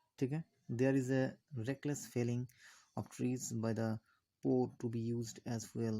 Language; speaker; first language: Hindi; non-native, local second language; Bangla